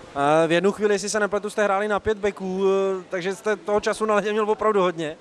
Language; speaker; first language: Czech; native; Czech